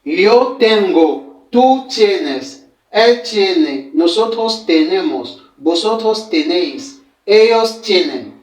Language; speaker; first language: Spanish; non-native, fluent; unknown